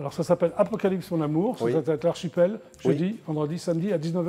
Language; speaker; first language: French; native; French